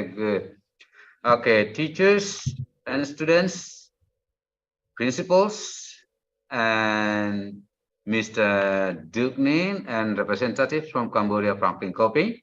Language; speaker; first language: English; non-native, fluent; Indonesian